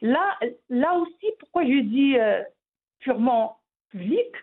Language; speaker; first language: French; non-native, local second language; Arabic